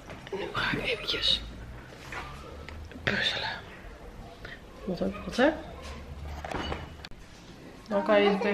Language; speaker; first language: Dutch; native; Dutch